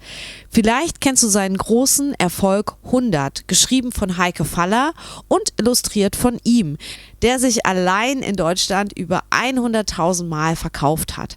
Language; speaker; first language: German; native; German